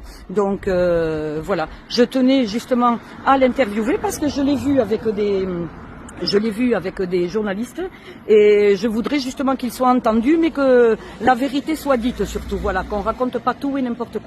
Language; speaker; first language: French; native; French